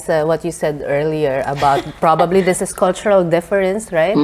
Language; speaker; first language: English; non-native, local second language; Filipino